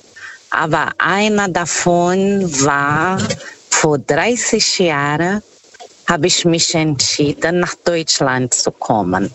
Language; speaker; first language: German; non-native, fluent; Portuguese